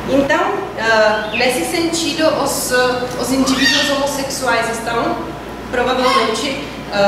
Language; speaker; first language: Portuguese; non-native, fluent; Czech